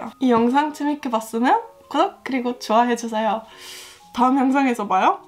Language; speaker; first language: Korean; non-native, fluent; Estonian